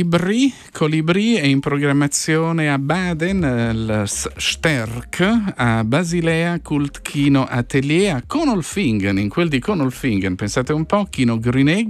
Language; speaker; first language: Italian; native; Italian